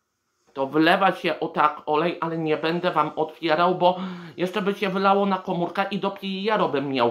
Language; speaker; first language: Polish; native; Polish